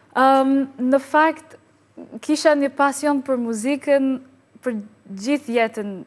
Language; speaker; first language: Albanian; non-native, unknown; English